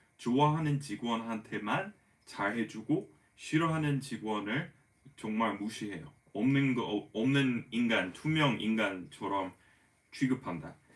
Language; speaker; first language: Korean; non-native, fluent; English